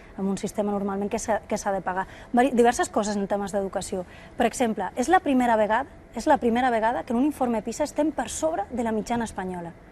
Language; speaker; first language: Catalan; non-native, local second language; Spanish